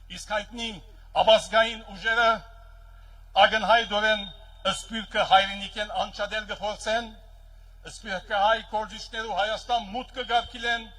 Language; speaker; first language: Armenian; early bilingual, heritage; Armenian